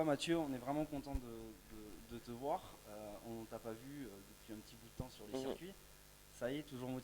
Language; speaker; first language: French; native; French